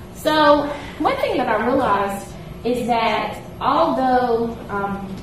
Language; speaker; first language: English; native; English